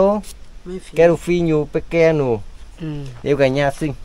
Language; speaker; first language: Portuguese; non-native, learner; Vietnamese